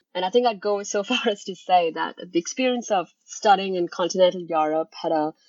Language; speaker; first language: English; non-native, local second language; Bangla